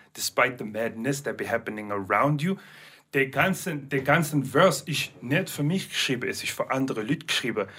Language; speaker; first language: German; non-native, learner; English